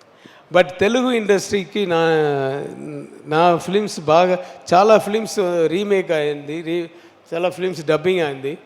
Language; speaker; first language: Telugu; non-native, learner; Tamil